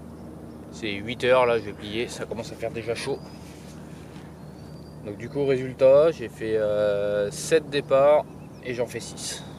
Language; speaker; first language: French; native; French